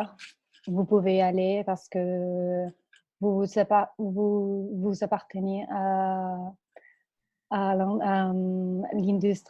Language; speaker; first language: French; non-native, fluent; Spanish